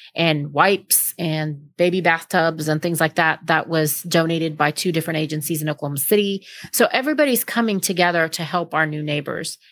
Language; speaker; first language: English; native; English